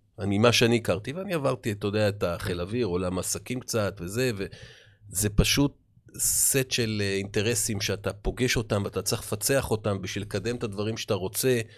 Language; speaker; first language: Hebrew; native; Hebrew